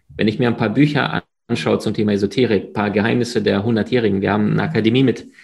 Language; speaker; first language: German; early bilingual, other home language; Russian